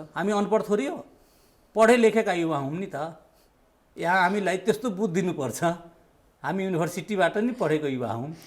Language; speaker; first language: Nepali; non-native, local second language; Maithili